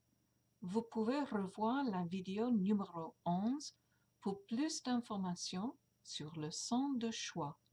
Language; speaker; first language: French; non-native, fluent; English